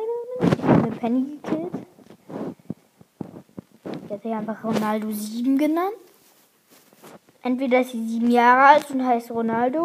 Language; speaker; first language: German; native; German